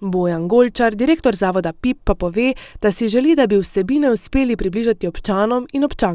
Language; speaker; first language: Slovenian; native; Slovenian